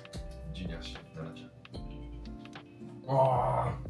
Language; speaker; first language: Korean; non-native, learner; Japanese